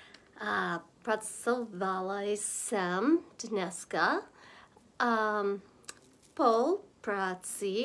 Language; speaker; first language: Czech; non-native, learner; English